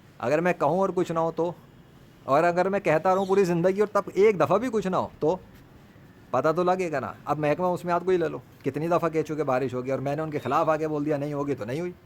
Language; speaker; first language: Urdu; native; Urdu